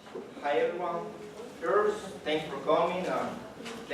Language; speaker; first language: English; non-native, fluent; Spanish